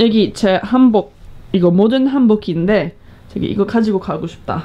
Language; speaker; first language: Korean; non-native, fluent; English